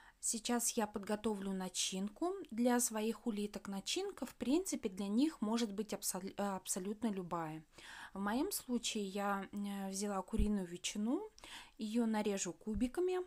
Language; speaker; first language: Russian; native; Russian